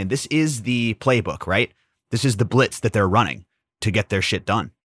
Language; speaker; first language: English; native; English